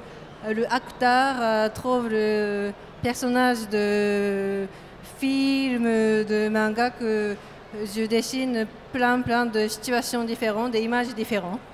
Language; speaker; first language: French; non-native, learner; Japanese